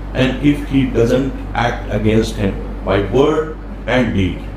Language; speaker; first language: English; non-native, local second language; Urdu